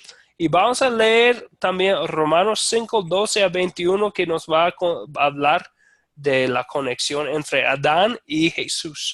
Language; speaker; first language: Spanish; non-native, fluent; English